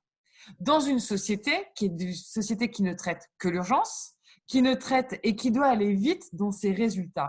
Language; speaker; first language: French; native; French